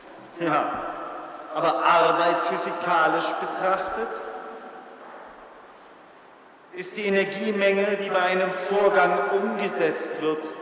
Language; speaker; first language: German; native; German